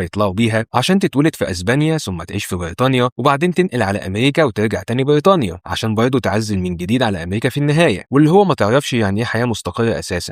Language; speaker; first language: Arabic; native; Arabic